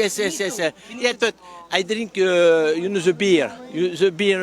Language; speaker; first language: English; non-native, learner; French